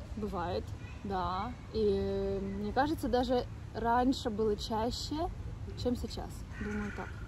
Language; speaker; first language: Russian; native; Russian